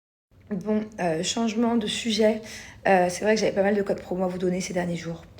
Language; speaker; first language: French; native; French